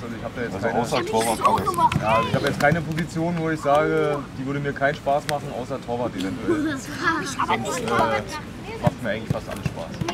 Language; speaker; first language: German; native; German